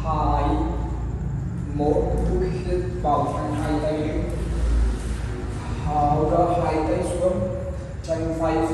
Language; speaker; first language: Vietnamese; non-native, learner; Hindi